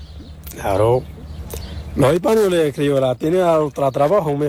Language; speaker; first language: Spanish; non-native, learner; Arabic